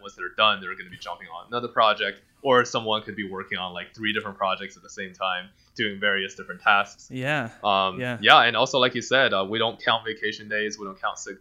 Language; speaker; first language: English; non-native, fluent; Chinese